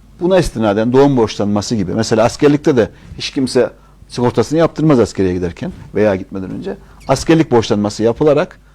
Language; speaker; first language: Turkish; native; Turkish